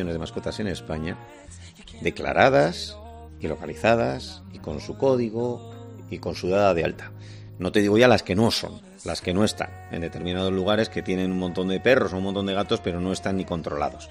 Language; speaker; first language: Spanish; native; Spanish